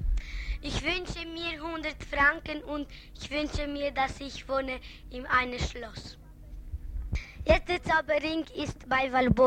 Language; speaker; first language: German; early bilingual, other home language; Albanian